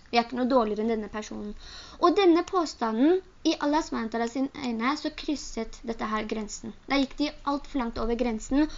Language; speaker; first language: Norwegian; early bilingual, other home language; Urdu